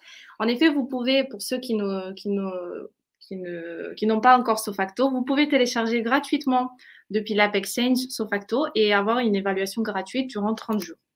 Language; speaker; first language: French; native; French